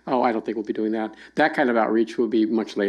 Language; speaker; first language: English; native; English